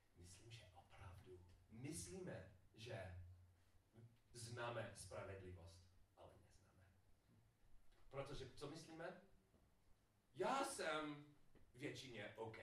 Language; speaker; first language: Czech; non-native, learner; English